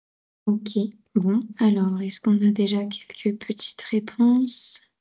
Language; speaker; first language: French; native; French